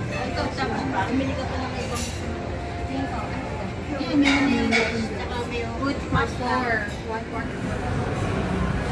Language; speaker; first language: Filipino; native; Filipino